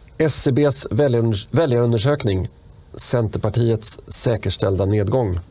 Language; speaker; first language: Swedish; native; Swedish